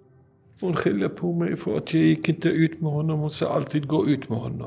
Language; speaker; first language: Swedish; non-native, learner; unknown